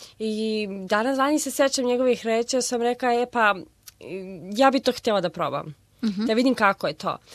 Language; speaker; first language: Serbian; early bilingual, heritage; Serbian